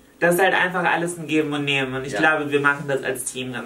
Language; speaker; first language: German; native; German